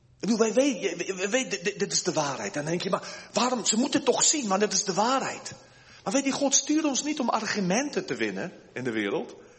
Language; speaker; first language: Dutch; early bilingual, heritage; Dutch